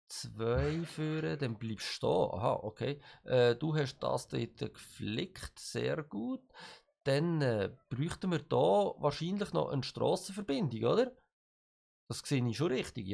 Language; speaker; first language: German; native; German